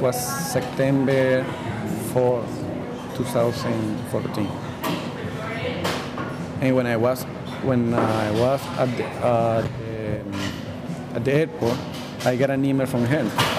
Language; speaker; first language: English; non-native, fluent; Spanish